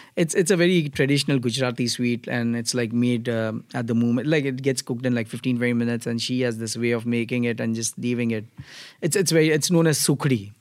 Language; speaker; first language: English; non-native, local second language; Gujarati